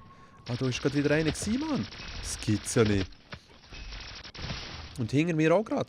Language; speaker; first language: German; native; German